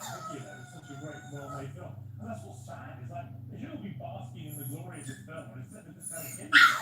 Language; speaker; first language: English; native; English